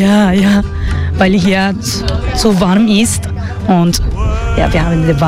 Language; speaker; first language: German; non-native, learner; Spanish